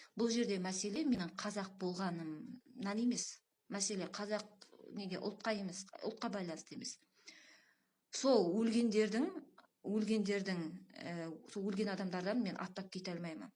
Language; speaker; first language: Kazakh; early bilingual, heritage; Russian